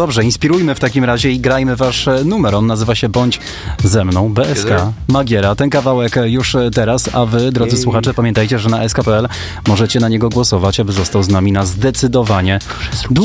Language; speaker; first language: Polish; native; Polish